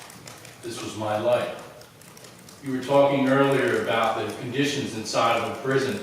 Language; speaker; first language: English; native; English